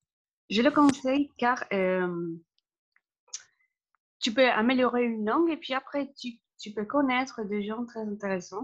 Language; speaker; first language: French; non-native, fluent; Spanish